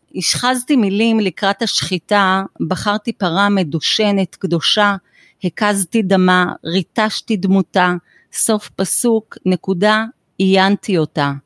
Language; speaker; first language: Hebrew; native; Hebrew